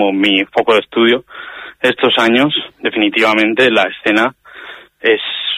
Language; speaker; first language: Spanish; native; Spanish